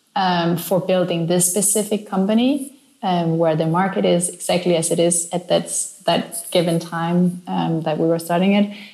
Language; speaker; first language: English; non-native, fluent; Danish